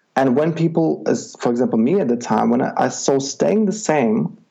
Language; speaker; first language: English; non-native, fluent; Czech